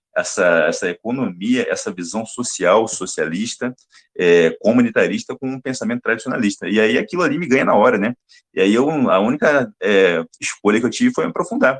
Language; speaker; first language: Portuguese; native; Portuguese